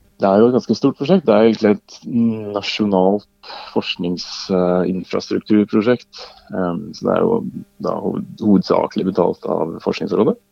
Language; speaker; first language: Norwegian; native; Norwegian